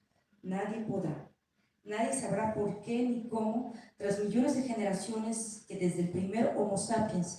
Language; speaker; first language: Spanish; native; Spanish